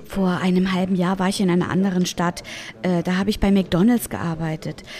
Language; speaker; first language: German; non-native, fluent; Bulgarian